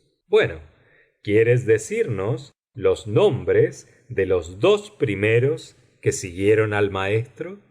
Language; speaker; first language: Spanish; native; Spanish